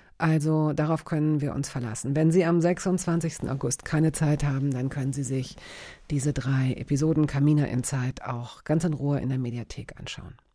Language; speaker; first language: German; native; German